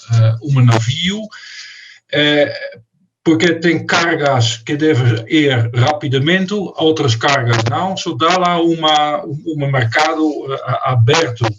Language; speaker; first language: Portuguese; non-native, fluent; Dutch